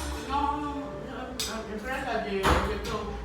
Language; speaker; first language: Spanish; non-native, learner; Filipino